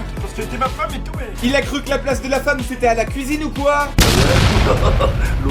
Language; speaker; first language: French; native; French